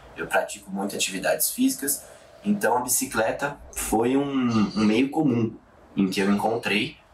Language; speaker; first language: Portuguese; native; Portuguese